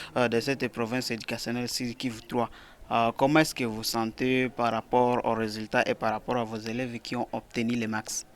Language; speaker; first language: French; non-native, local second language; Swahili